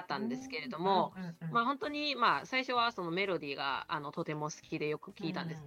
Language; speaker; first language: Japanese; non-native, fluent; Chinese